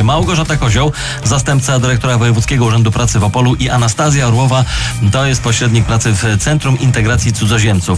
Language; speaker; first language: Polish; native; Polish